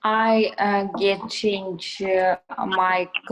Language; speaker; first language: English; non-native, learner; Russian